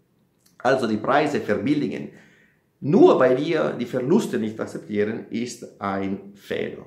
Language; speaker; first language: German; non-native, fluent; Italian